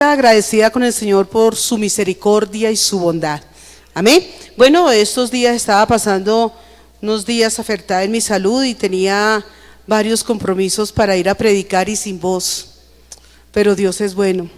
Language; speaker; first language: Spanish; native; Spanish